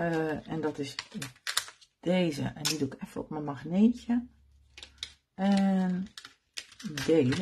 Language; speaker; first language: Dutch; native; Dutch